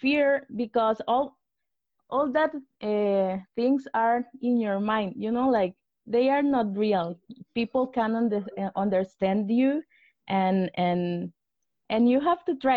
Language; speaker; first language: English; non-native, learner; Spanish